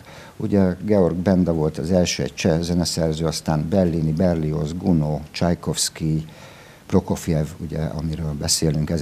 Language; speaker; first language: Hungarian; native; Hungarian